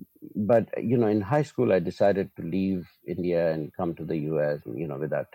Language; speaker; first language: English; non-native, local second language; Urdu